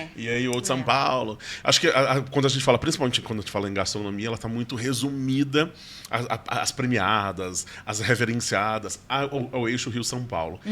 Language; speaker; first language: Portuguese; native; Portuguese